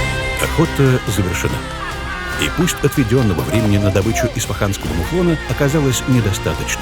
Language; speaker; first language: Russian; native; Russian